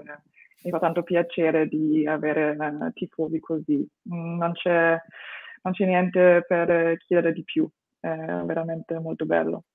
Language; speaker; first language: Italian; non-native, fluent; German